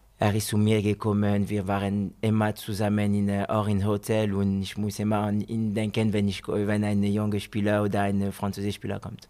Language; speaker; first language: German; non-native, fluent; French